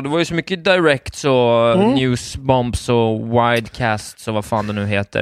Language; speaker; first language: Swedish; native; Swedish